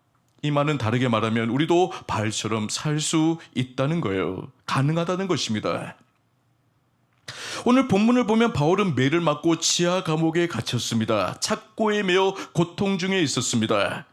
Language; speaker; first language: Korean; native; Korean